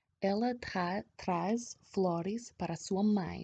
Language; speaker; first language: Portuguese; non-native, fluent; English